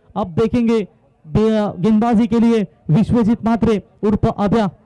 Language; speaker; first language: Hindi; non-native, local second language; Marathi